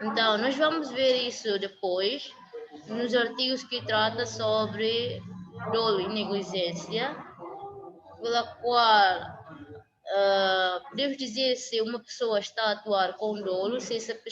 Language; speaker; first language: Portuguese; non-native, local second language; Tetum